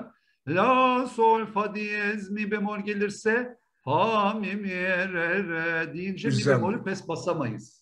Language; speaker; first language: Turkish; native; Turkish